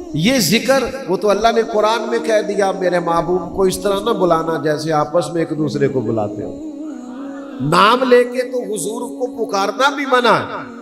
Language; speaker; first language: Urdu; non-native, local second language; Punjabi